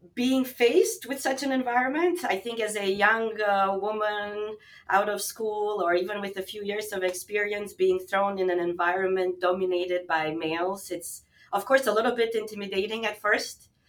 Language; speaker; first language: English; non-native, fluent; Albanian